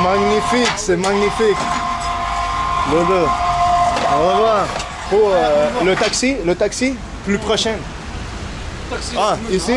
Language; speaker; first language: French; non-native, learner; Spanish